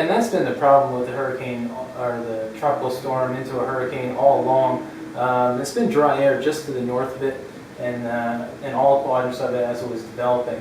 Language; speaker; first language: English; native; English